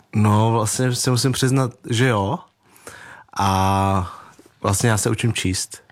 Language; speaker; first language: Czech; early bilingual, other home language; Vietnamese